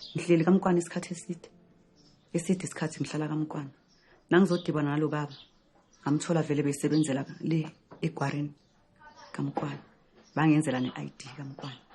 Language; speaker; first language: Zulu; native; Zulu